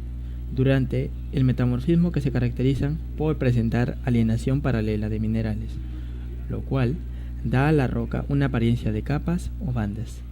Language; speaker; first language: Spanish; native; Spanish